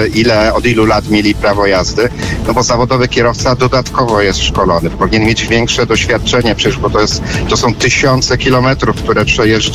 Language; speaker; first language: Polish; native; Polish